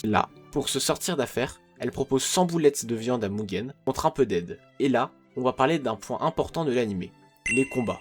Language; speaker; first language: French; native; French